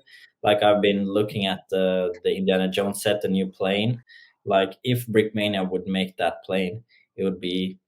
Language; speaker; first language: English; non-native, fluent; Norwegian